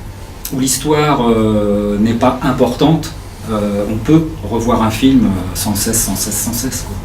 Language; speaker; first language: French; native; French